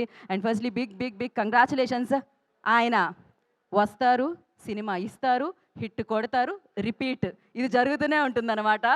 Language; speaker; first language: Telugu; native; Telugu